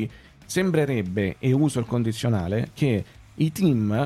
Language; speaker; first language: Italian; native; Italian